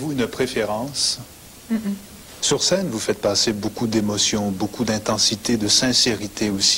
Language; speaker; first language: French; native; French